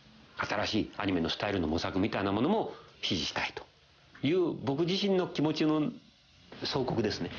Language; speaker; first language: Japanese; native; Japanese